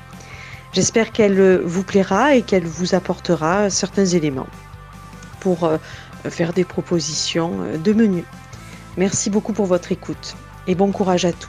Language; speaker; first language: French; native; French